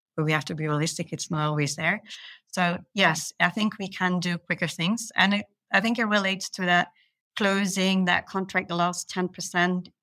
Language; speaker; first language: English; non-native, fluent; Dutch